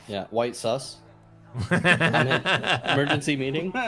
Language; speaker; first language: English; native; English